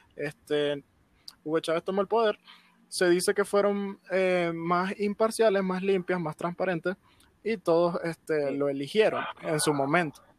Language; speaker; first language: Spanish; native; Spanish